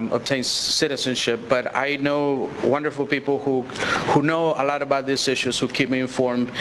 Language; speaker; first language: English; early bilingual, other home language; Spanish